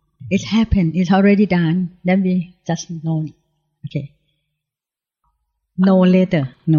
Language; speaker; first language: English; non-native, learner; Thai